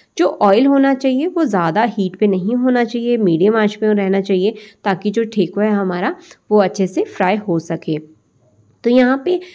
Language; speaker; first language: Hindi; native; Hindi